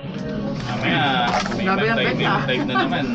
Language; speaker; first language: Filipino; native; Filipino